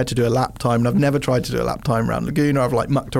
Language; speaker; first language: English; native; English